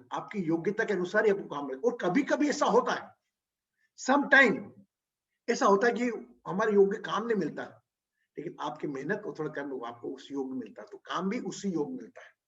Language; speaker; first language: Hindi; native; Hindi